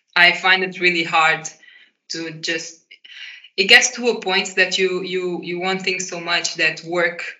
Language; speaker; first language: English; non-native, fluent; Portuguese